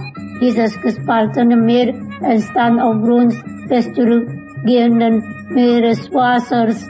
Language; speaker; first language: German; non-native, learner; Indonesian